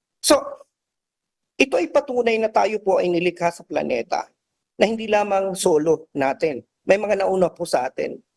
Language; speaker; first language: Filipino; native; Filipino